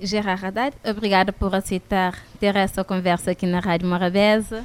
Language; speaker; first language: Portuguese; non-native, local second language; Kabuverdianu